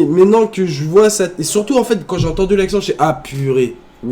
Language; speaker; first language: French; native; French